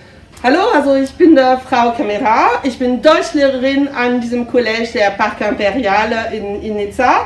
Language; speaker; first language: German; non-native, fluent; French